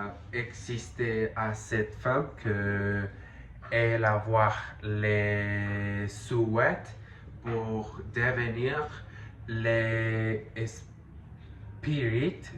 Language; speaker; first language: French; non-native, learner; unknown